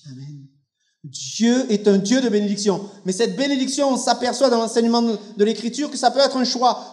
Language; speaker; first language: French; native; French